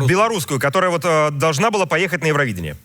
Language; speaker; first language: Russian; native; Russian